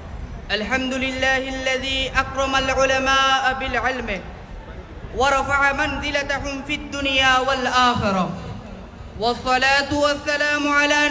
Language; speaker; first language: Arabic; non-native, learner; Bangla